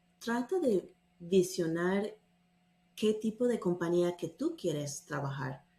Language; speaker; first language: Spanish; non-native, fluent; English